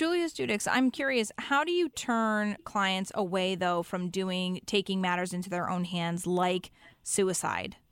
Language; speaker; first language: English; native; English